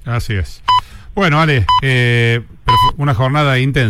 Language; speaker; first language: Spanish; native; Spanish